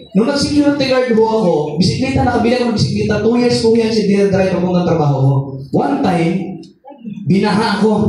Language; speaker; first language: Filipino; non-native, local second language; Masbatenyo